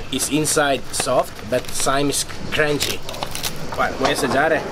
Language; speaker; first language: English; non-native, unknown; Albanian